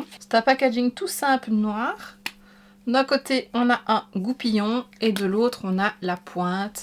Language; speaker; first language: French; native; French